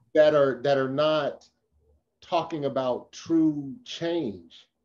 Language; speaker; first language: English; native; English